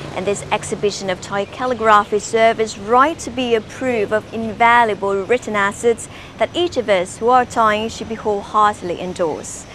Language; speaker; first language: English; non-native, fluent; Thai